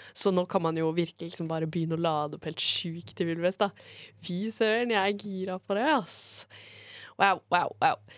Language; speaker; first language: Norwegian; native; Norwegian